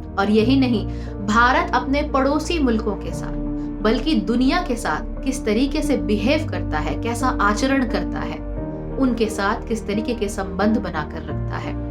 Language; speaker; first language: Hindi; native; Hindi